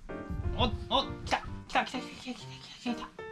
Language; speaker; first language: Japanese; native; Japanese